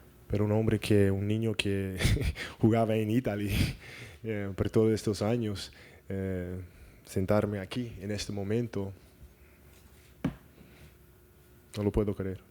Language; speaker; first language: Spanish; non-native, learner; English